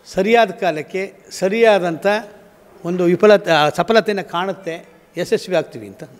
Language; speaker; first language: Kannada; native; Kannada